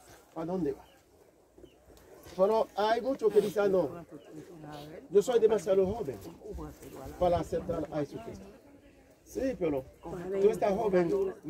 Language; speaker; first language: Spanish; non-native, learner; Haitian Creole